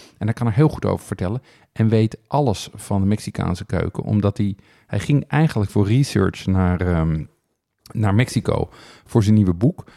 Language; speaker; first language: Dutch; native; Dutch